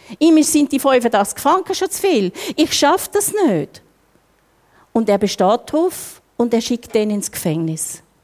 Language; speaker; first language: German; native; German